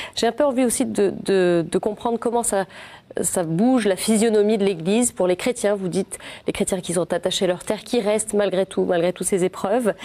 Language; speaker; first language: French; native; French